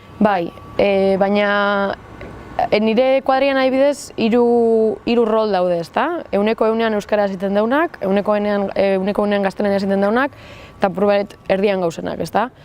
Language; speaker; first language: Basque; native; Basque